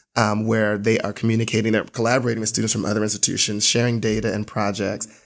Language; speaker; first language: English; native; English